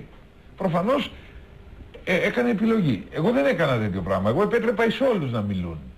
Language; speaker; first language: Greek; native; Greek